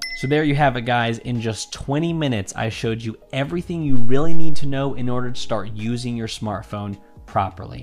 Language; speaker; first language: English; native; English